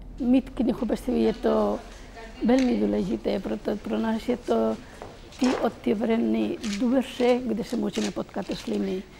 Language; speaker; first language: Czech; non-native, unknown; Spanish